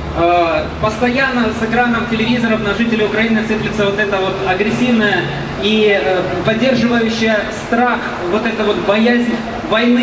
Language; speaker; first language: Russian; native; Russian